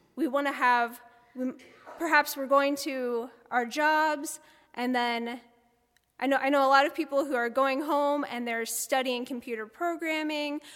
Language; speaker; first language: English; native; English